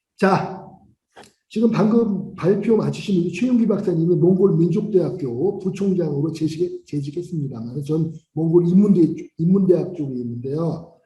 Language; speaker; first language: Korean; native; Korean